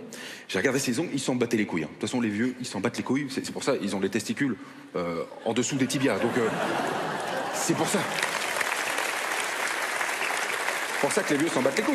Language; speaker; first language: French; native; French